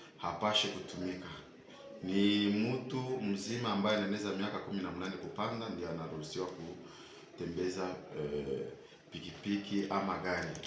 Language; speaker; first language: Swahili; native; Swahili